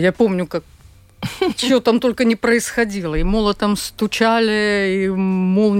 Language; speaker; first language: Russian; native; Russian